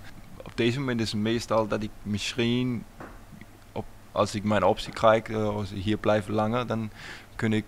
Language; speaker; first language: Dutch; non-native, learner; Danish